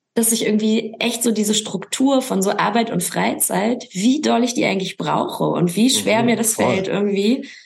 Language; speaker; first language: German; native; German